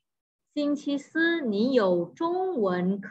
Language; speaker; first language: Chinese; non-native, fluent; Indonesian